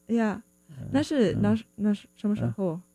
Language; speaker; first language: Chinese; non-native, fluent; English